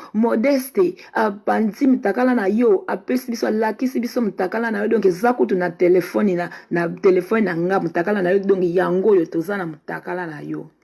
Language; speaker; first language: Lingala; non-native, fluent; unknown